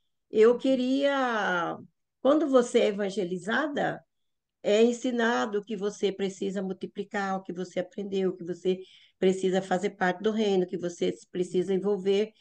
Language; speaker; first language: Portuguese; native; Portuguese